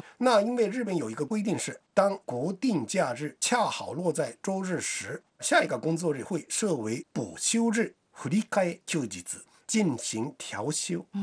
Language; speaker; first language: Chinese; non-native, fluent; Japanese